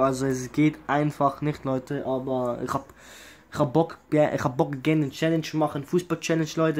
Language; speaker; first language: German; early bilingual, other home language; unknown